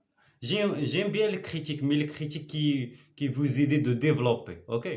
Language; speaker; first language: French; non-native, learner; Arabic